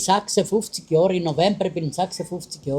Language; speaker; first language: German; non-native, learner; Italian